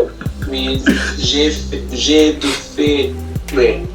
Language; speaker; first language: French; non-native, learner; English